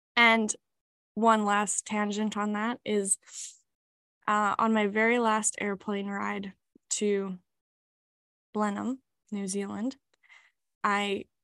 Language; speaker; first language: English; native; English